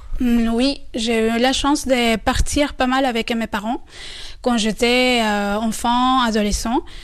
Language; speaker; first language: French; non-native, fluent; Spanish